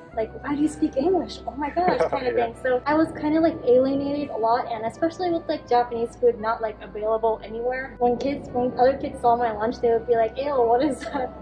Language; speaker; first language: English; native; English